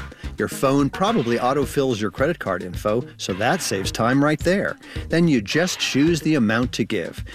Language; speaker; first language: English; native; English